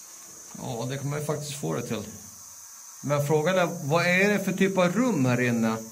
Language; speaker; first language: Swedish; native; Swedish